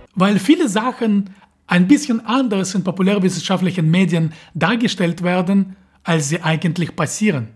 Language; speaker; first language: German; non-native, fluent; Russian